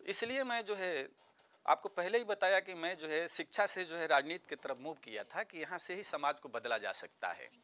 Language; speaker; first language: Hindi; native; Hindi